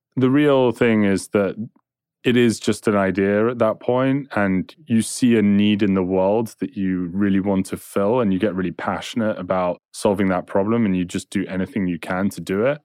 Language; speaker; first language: English; native; English